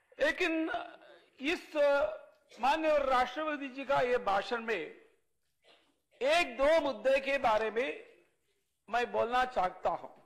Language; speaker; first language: Hindi; non-native, local second language; Tamil